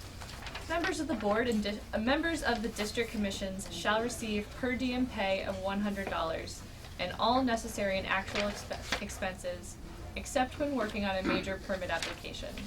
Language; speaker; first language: English; native; English